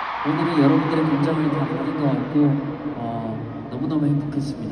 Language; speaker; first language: Korean; native; Korean